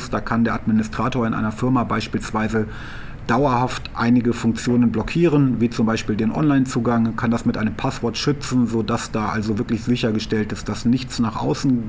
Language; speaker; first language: German; native; German